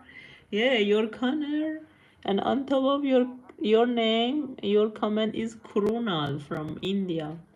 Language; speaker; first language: English; non-native, learner; Persian